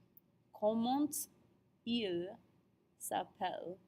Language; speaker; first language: French; non-native, fluent; English